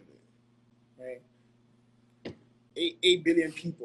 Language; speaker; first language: English; non-native, local second language; Akan